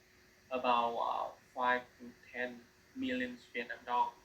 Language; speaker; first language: English; non-native, learner; Vietnamese